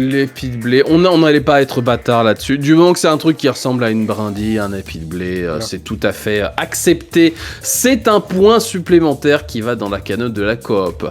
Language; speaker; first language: French; native; French